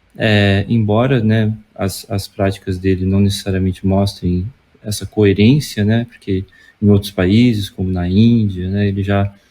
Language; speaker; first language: Portuguese; native; Portuguese